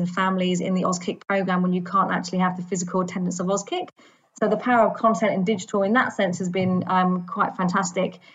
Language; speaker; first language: English; native; English